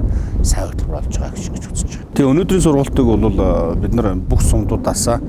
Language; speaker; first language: Mongolian; native; Mongolian